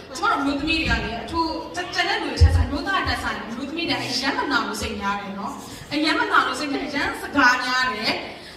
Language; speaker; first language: Burmese; non-native, local second language; Tedim Chin